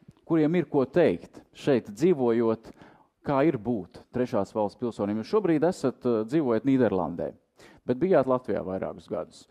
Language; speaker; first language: Latvian; native; Latvian